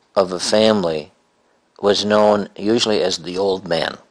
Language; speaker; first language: English; native; English